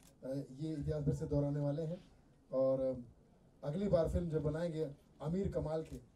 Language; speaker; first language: Hindi; native; Hindi